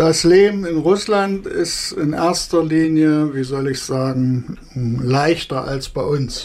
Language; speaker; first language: German; native; German